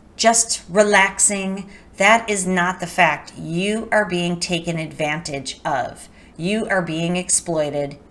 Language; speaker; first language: English; native; English